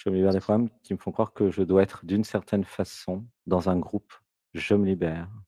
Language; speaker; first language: French; native; French